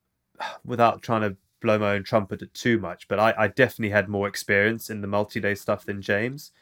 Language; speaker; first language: English; native; English